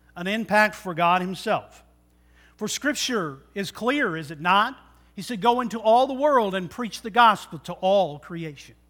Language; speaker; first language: English; native; English